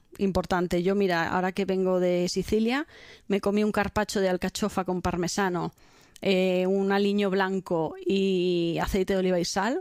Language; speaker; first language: Spanish; native; Spanish